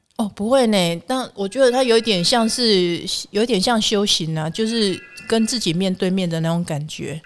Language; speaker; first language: Chinese; native; Chinese